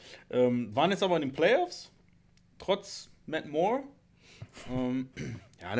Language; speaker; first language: German; native; German